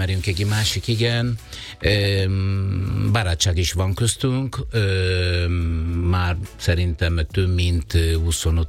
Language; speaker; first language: Hungarian; non-native, fluent; Italian